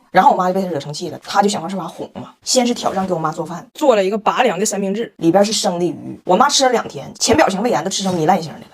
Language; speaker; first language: Chinese; native; Chinese